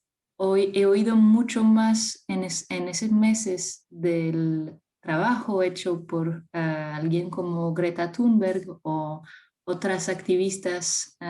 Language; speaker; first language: Spanish; non-native, fluent; French